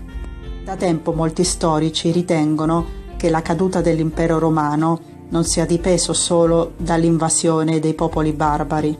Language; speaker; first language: Italian; native; Italian